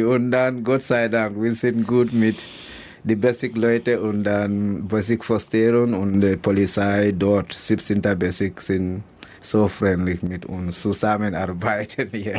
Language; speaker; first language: German; non-native, learner; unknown